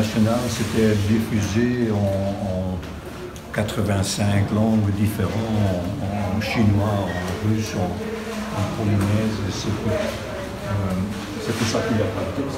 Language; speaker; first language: French; non-native, local second language; Dutch